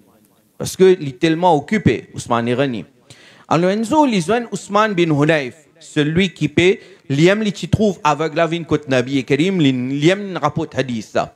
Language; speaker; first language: French; non-native, local second language; Morisyen